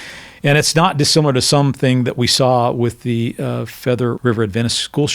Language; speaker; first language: English; native; English